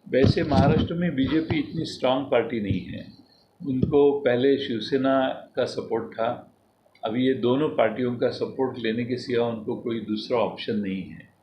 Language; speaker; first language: Hindi; non-native, local second language; Marathi